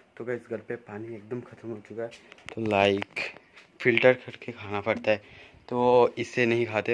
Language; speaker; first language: Hindi; non-native, local second language; Bangla